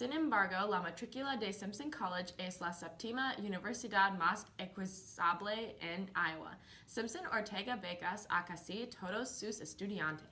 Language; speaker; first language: Spanish; non-native, learner; English